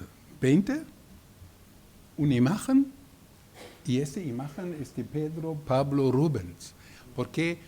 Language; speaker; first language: Spanish; non-native, learner; German